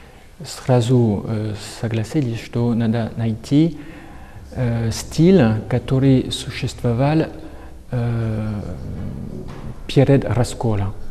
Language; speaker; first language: Russian; non-native, fluent; French